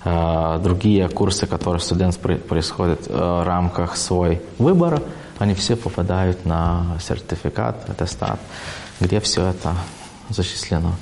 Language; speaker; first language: Russian; non-native, fluent; Lithuanian